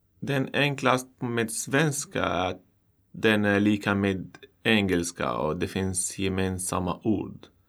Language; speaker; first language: Swedish; non-native, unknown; Arabic